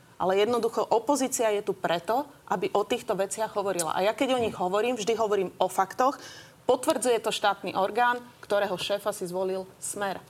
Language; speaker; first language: Slovak; native; Slovak